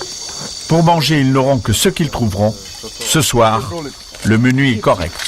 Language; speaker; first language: French; native; French